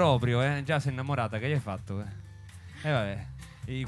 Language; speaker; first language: Italian; native; Italian